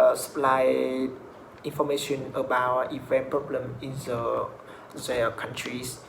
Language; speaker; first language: English; non-native, learner; Vietnamese